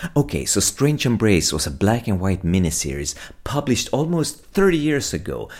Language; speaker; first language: English; non-native, fluent; Swedish